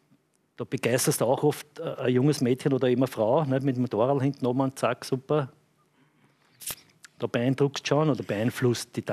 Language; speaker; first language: German; native; German